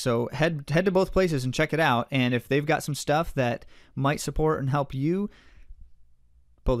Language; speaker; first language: English; native; English